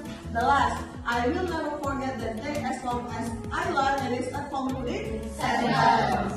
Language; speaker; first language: English; non-native, fluent; Indonesian